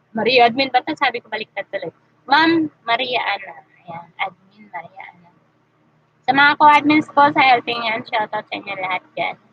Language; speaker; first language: Filipino; non-native, local second language; Masbatenyo